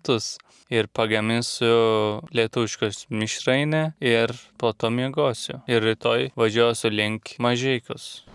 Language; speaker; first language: Lithuanian; non-native, learner; Turkish